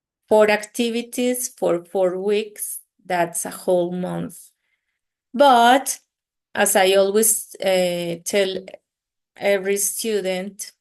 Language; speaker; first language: English; non-native, fluent; Spanish